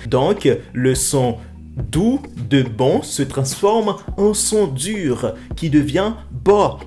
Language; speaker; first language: French; non-native, local second language; Haitian Creole